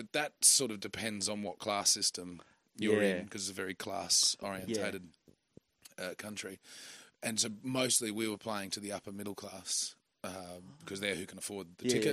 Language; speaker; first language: English; native; English